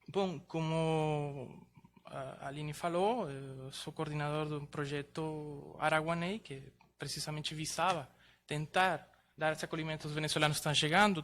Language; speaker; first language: Portuguese; non-native, fluent; Spanish